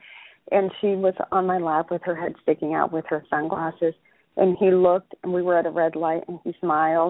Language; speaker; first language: English; early bilingual, other home language; Spanish